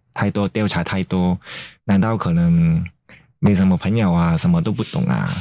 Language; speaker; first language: Chinese; non-native, fluent; Cantonese